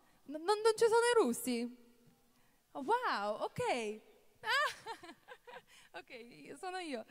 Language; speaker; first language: Italian; non-native, fluent; Russian